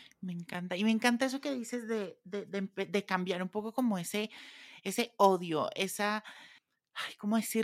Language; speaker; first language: Spanish; native; Spanish